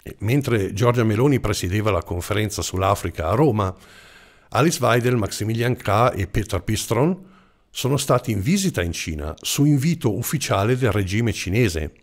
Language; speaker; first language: Italian; non-native, fluent; German